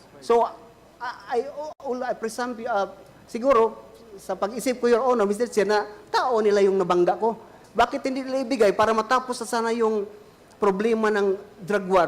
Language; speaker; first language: Filipino; non-native, local second language; Cebuano